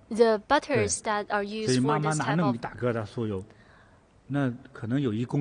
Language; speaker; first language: Chinese; native; Chinese